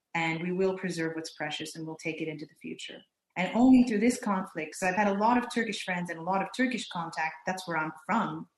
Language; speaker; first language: English; early bilingual, other home language; Turkish